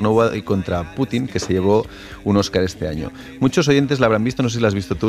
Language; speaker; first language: Spanish; native; Spanish